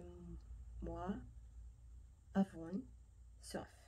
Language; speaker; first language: French; non-native, learner; Korean